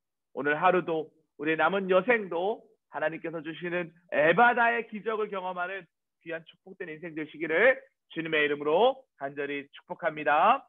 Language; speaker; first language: Korean; native; Korean